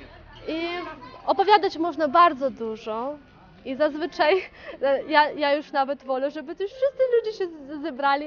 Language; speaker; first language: Polish; early bilingual, heritage; Polish